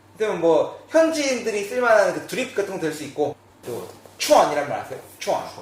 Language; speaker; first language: Korean; native; Korean